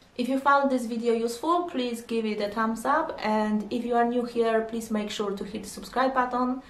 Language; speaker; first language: English; non-native, fluent; Polish